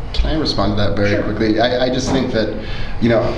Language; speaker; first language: English; early bilingual, other home language; Spanish